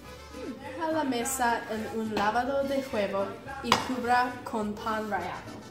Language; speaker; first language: Spanish; non-native, learner; English